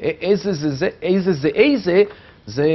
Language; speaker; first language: Hebrew; native; Hebrew